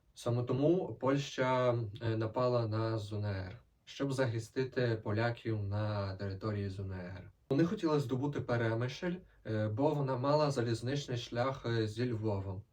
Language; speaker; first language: Ukrainian; native; Ukrainian